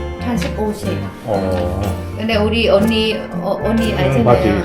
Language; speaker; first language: Korean; non-native, learner; Vietnamese